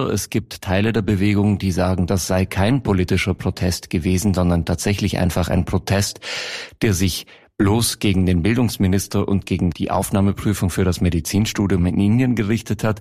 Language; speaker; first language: German; native; German